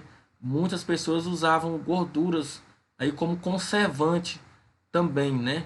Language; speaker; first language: Portuguese; native; Portuguese